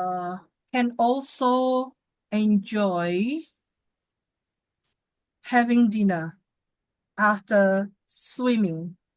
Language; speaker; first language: English; non-native, fluent; Indonesian